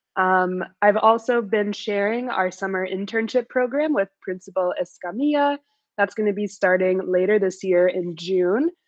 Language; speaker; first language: English; native; English